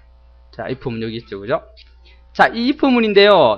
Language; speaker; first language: Korean; native; Korean